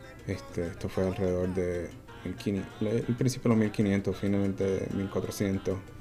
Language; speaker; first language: Spanish; native; Spanish